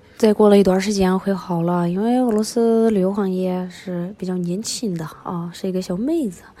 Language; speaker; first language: Chinese; early bilingual, other home language; Russian